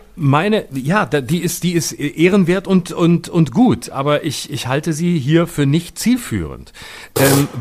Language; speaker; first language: German; native; German